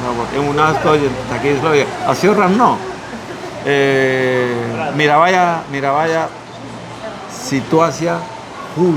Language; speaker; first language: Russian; non-native, learner; Spanish